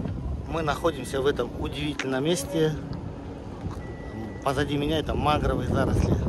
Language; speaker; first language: Russian; native; Russian